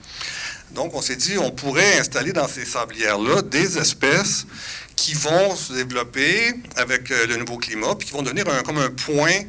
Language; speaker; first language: French; native; French